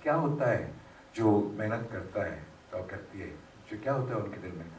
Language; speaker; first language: Hindi; non-native, local second language; Tamil